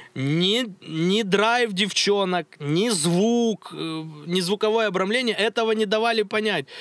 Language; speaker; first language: Russian; native; Russian